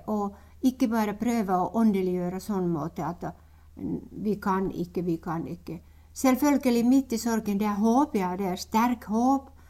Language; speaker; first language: Norwegian; non-native, fluent; Finnish